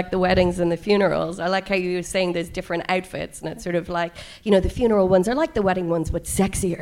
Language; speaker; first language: English; native; English